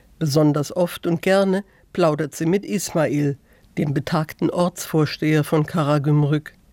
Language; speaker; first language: German; native; German